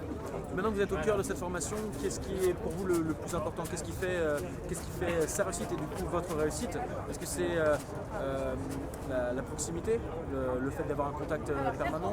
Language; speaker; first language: French; native; French